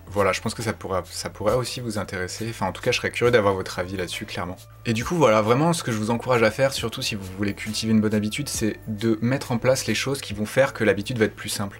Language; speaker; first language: French; native; French